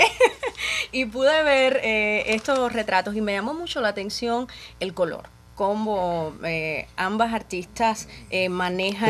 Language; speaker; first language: Spanish; native; Spanish